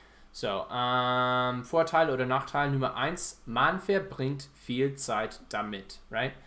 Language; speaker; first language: German; non-native, fluent; English